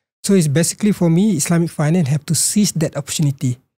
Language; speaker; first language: English; non-native, local second language; Malay